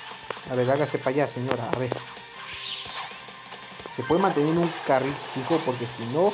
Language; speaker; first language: Spanish; native; Spanish